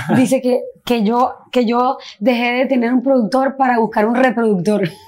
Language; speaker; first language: Spanish; native; Spanish